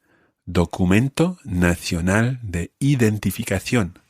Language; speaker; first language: Spanish; non-native, fluent; English